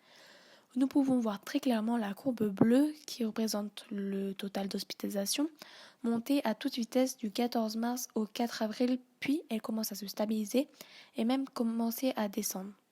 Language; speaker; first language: French; native; French